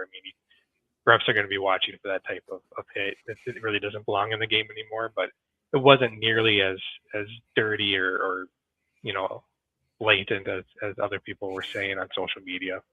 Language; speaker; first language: English; native; English